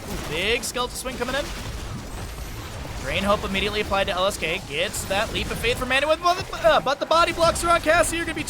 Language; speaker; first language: English; native; English